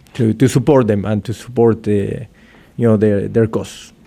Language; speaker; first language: English; non-native, fluent; Spanish